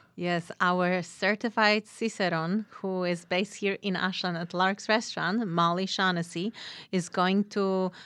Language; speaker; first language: English; non-native, fluent; Polish